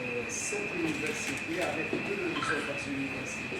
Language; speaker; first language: French; non-native, local second language; Arabic